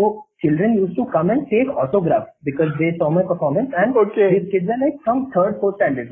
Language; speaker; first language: English; non-native, local second language; Malayalam